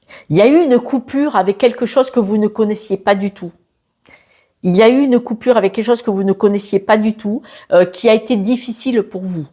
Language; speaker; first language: French; native; French